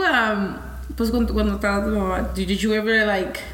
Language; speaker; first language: Spanish; early bilingual, heritage; Spanish